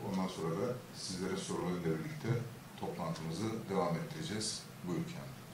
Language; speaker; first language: Turkish; native; Turkish